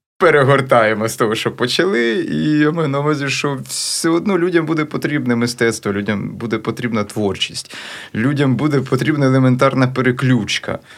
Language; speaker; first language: Ukrainian; native; Ukrainian